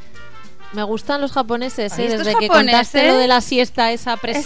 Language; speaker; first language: Spanish; native; Spanish